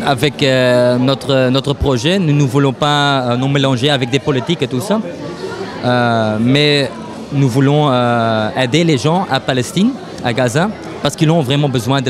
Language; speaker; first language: French; non-native, local second language; Dutch